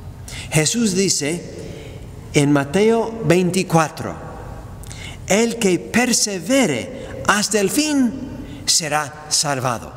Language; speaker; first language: Spanish; non-native, fluent; English